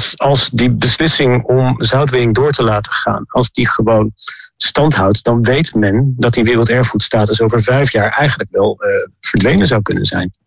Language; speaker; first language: Dutch; native; Dutch